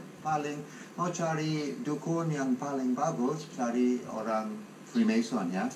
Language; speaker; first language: Indonesian; non-native, fluent; English